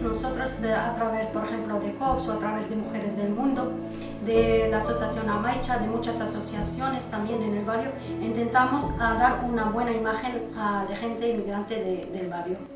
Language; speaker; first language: Spanish; non-native, local second language; Arabic